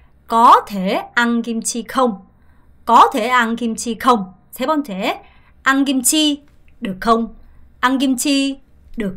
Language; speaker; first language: Vietnamese; non-native, fluent; Korean